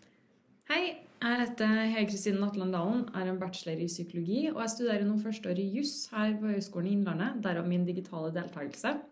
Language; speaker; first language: Norwegian; native; Norwegian